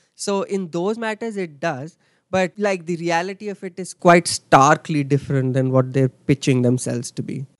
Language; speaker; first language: English; non-native, local second language; Hindi